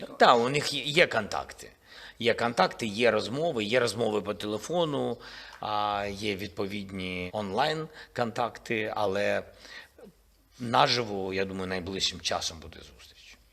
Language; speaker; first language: Ukrainian; non-native, local second language; Russian